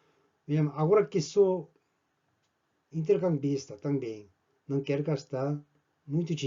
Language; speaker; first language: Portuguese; non-native, fluent; Korean